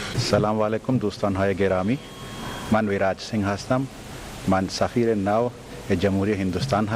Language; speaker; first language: Persian; non-native, learner; Hindi